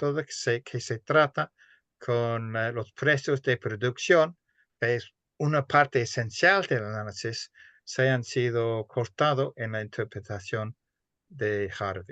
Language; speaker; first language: Spanish; non-native, fluent; English